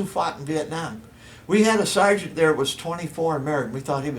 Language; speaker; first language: English; native; English